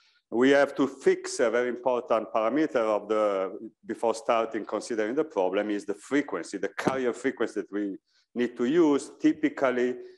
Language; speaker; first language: English; non-native, fluent; Italian